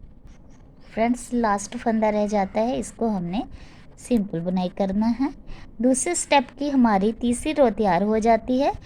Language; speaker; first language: Hindi; non-native, local second language; Punjabi